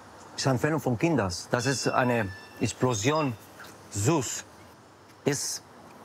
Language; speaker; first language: German; non-native, learner; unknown